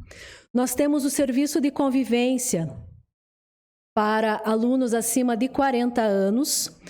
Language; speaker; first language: Portuguese; native; Portuguese